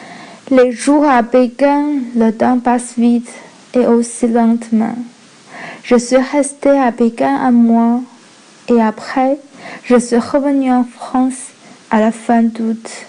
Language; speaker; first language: French; non-native, learner; Chinese